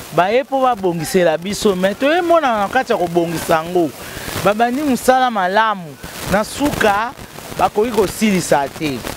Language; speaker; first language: Lingala; native; Lingala